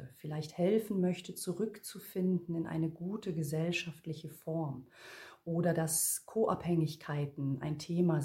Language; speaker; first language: German; native; German